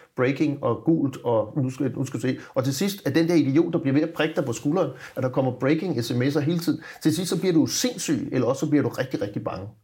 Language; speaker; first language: Danish; native; Danish